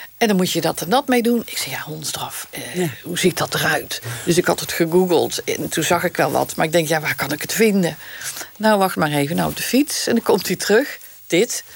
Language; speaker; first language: Dutch; native; Dutch